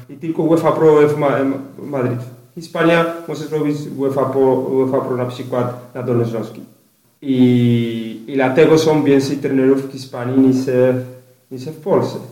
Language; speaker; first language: Polish; non-native, learner; Spanish